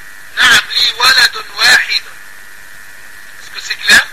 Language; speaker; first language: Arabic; non-native, fluent; French